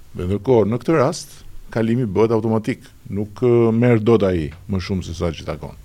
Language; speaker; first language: Albanian; native; Albanian